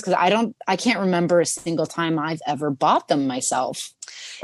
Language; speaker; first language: English; native; English